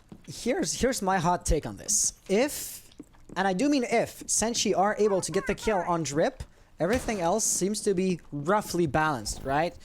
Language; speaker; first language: English; non-native, local second language; French